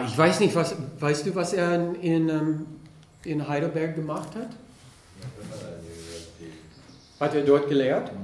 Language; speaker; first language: German; non-native, fluent; English